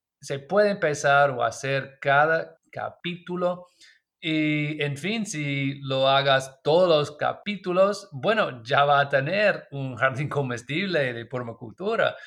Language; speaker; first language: Spanish; non-native, learner; English